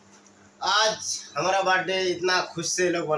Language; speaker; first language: Hindi; non-native, local second language; Bangla